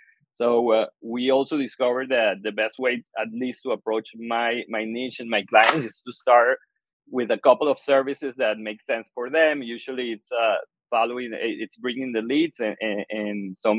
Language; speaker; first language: English; non-native, fluent; Spanish